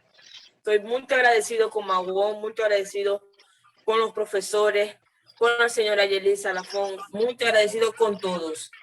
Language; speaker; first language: Portuguese; non-native, learner; Spanish